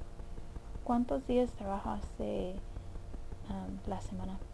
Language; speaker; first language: Spanish; early bilingual, heritage; Spanish